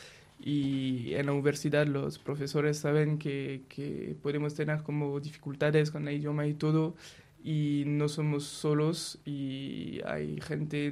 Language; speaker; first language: Spanish; non-native, learner; French